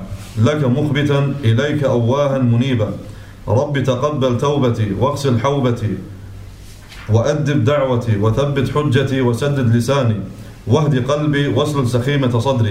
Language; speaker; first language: Arabic; native; Arabic